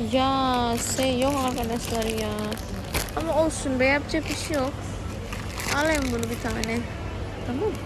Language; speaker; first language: Turkish; non-native, learner; Indonesian